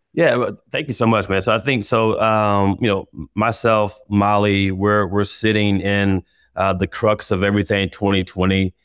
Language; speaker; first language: English; native; English